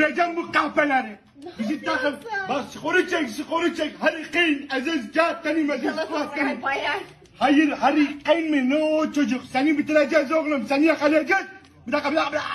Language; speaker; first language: Turkish; native; Turkish